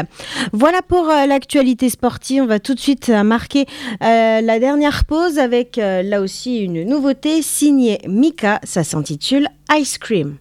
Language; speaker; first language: French; native; French